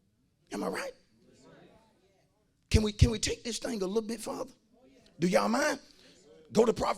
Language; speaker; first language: English; native; English